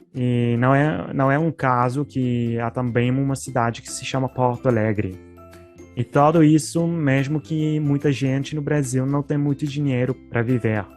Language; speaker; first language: Portuguese; non-native, fluent; Italian